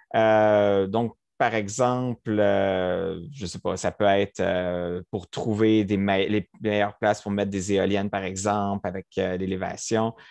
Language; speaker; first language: French; native; French